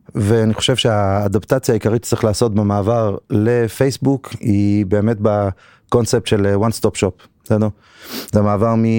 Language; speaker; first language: Hebrew; native; Hebrew